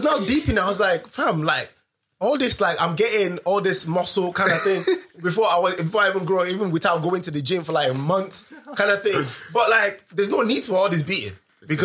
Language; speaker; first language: English; non-native, local second language; Yoruba